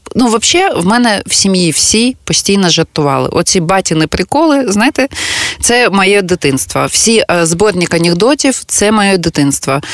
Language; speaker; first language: Ukrainian; non-native, local second language; Russian